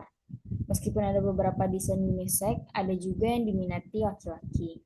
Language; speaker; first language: Indonesian; native; Indonesian